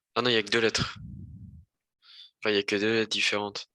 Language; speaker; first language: French; native; French